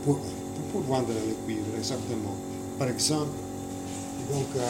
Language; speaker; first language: French; non-native, fluent; Italian